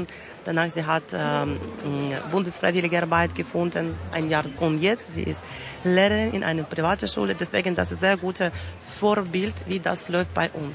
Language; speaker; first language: German; non-native, learner; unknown